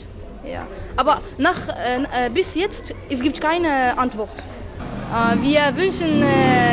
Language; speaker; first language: German; non-native, learner; Arabic